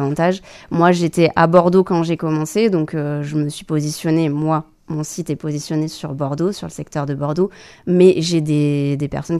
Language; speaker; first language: French; native; French